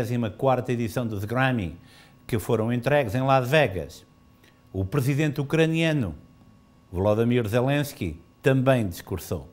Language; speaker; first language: Portuguese; native; Portuguese